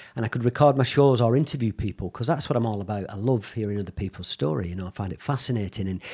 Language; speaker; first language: English; native; English